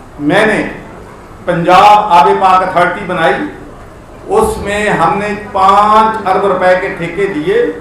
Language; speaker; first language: Urdu; non-native, local second language; Punjabi